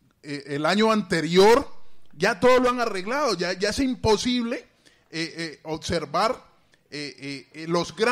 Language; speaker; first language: Spanish; native; Spanish